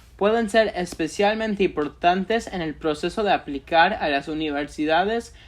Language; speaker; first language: Spanish; early bilingual, other home language; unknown